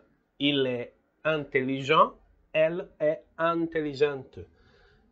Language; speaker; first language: French; non-native, learner; Portuguese